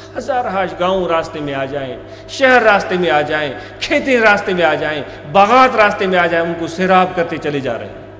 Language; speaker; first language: Urdu; non-native, local second language; Sindhi